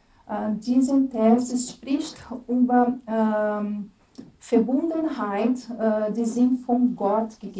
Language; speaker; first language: German; non-native, fluent; Portuguese